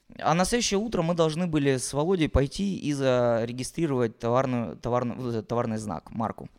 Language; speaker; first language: Russian; native; Russian